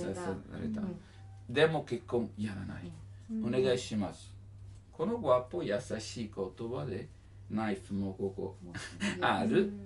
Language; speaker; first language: Japanese; non-native, learner; Italian